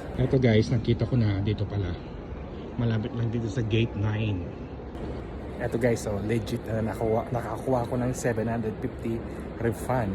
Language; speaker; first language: Filipino; native; Filipino